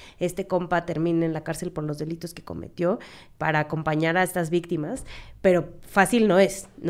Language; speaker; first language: Spanish; native; Spanish